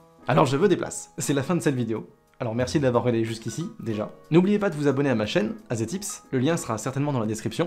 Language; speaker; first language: French; native; French